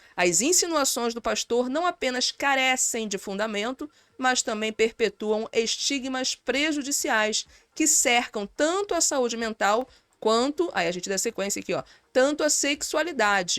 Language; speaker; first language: Portuguese; native; Portuguese